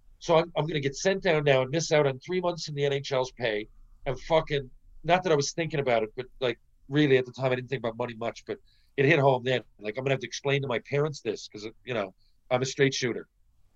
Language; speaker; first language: English; native; English